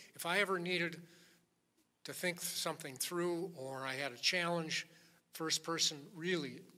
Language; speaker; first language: English; native; English